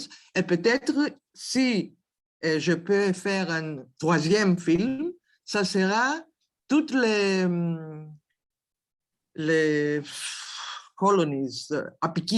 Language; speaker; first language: French; non-native, learner; Greek